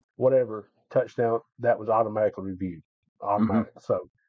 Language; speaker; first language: English; native; English